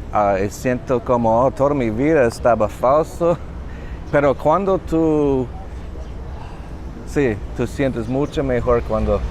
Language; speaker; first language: Spanish; non-native, learner; English